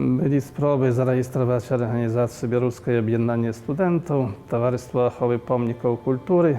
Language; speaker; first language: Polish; non-native, local second language; Belarusian